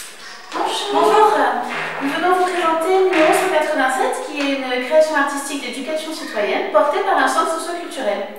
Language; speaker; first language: French; native; French